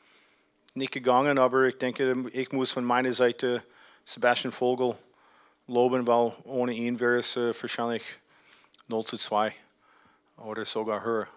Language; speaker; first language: German; non-native, fluent; English